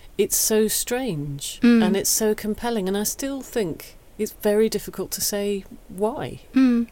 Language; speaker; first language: English; native; English